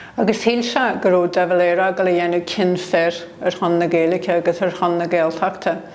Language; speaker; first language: Irish; native; Irish